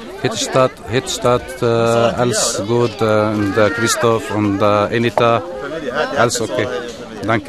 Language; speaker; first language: German; non-native, learner; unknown